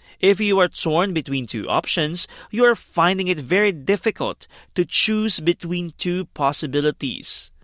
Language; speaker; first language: English; non-native, fluent; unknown